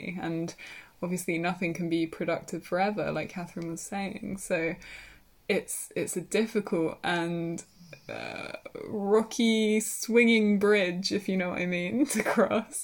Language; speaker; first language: English; native; English